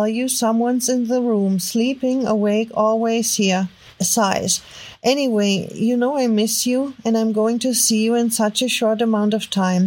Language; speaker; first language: English; non-native, fluent; German